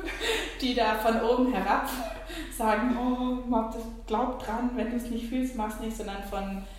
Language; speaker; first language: German; native; German